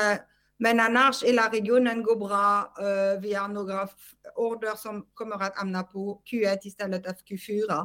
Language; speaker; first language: Swedish; non-native, fluent; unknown